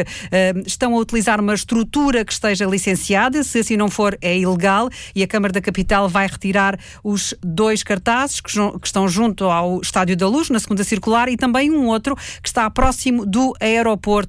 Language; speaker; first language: Portuguese; native; Portuguese